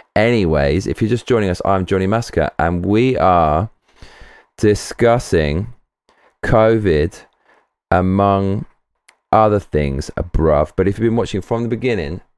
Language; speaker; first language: English; native; English